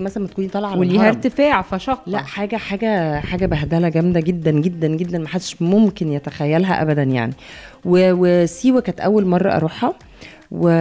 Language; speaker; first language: Arabic; native; Arabic